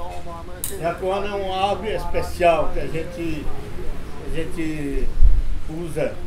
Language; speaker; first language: Portuguese; non-native, local second language; Yanomámi